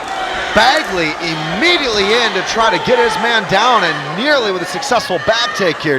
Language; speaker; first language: English; native; English